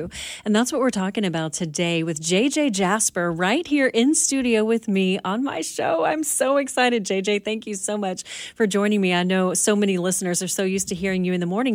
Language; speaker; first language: English; native; English